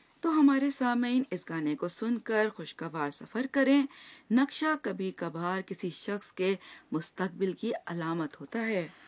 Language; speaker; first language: Urdu; native; Urdu